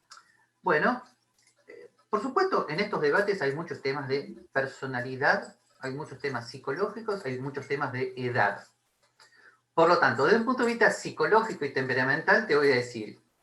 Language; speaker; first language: Spanish; native; Spanish